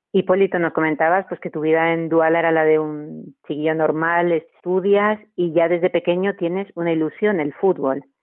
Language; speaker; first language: Spanish; native; Spanish